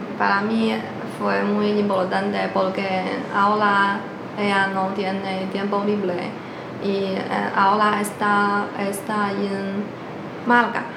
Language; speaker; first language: Spanish; non-native, learner; Chinese